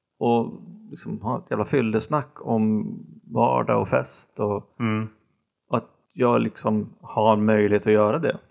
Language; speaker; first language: Swedish; native; Swedish